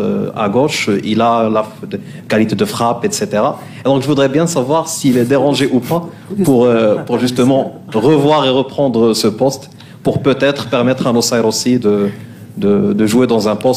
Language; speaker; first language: French; native; French